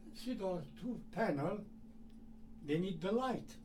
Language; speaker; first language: English; non-native, learner; Armenian